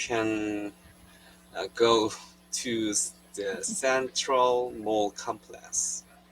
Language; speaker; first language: English; non-native, learner; Korean